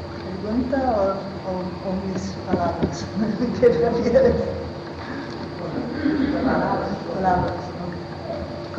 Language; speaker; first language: Spanish; non-native, learner; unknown